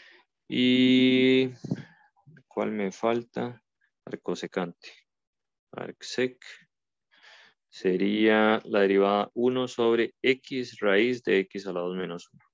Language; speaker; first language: Spanish; native; Spanish